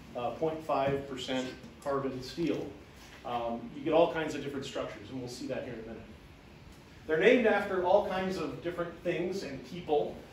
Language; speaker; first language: English; native; English